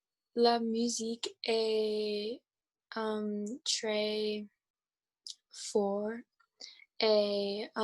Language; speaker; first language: French; non-native, learner; English